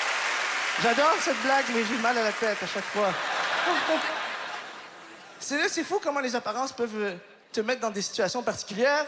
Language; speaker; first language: French; native; French